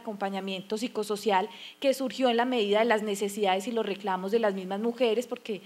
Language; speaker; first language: Spanish; native; Spanish